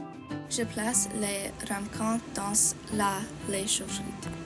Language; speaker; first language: French; non-native, learner; English